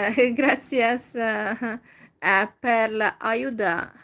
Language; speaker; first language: Spanish; non-native, learner; Hungarian